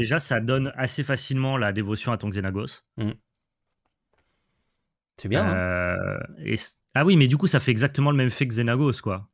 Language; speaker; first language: French; native; French